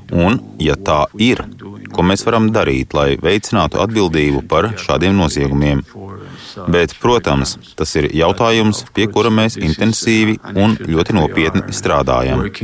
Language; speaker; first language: Latvian; native; Latvian